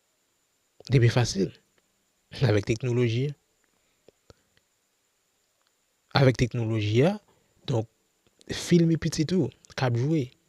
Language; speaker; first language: French; non-native, local second language; Haitian Creole